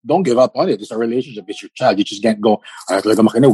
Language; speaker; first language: English; non-native, local second language; Filipino